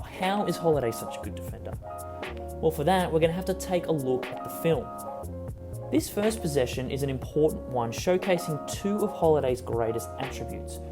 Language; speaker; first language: English; native; English